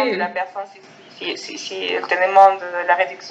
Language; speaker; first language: French; non-native, fluent; Spanish